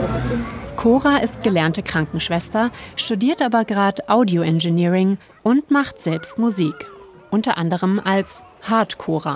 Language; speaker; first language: German; native; German